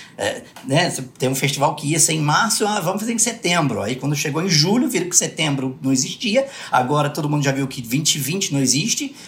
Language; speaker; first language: Portuguese; early bilingual, other home language; English